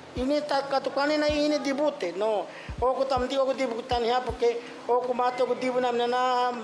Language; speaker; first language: Spanish; non-native, local second language; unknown